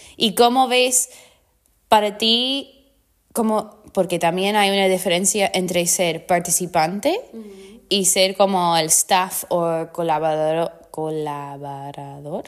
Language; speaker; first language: Spanish; non-native, fluent; English